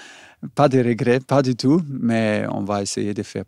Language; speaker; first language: French; non-native, learner; German